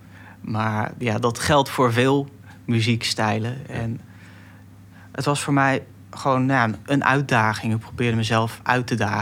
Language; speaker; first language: Dutch; native; Dutch